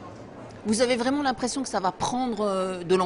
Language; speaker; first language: French; native; French